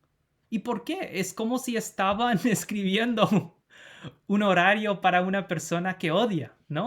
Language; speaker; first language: Spanish; non-native, fluent; English